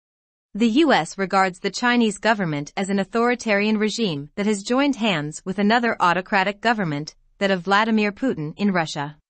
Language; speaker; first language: English; non-native, local second language; Urdu